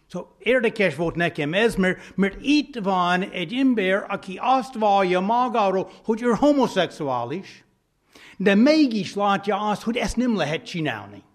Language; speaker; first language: Hungarian; non-native, fluent; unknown